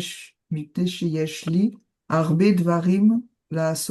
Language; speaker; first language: Hebrew; non-native, learner; French